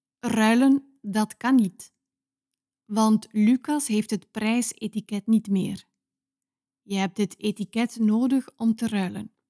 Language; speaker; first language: Dutch; native; Dutch